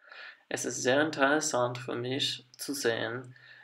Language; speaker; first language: German; non-native, learner; English